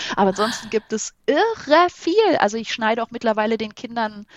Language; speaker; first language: German; native; German